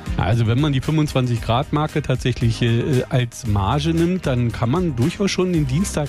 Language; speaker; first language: German; native; German